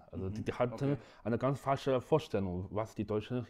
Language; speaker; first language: German; non-native, fluent; Chinese